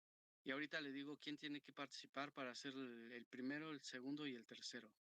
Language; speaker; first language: Spanish; native; Spanish